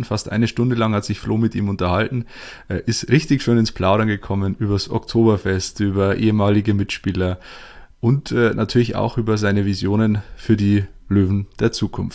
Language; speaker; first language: German; native; German